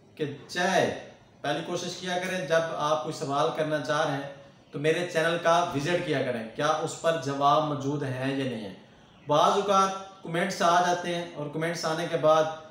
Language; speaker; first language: Urdu; non-native, local second language; Punjabi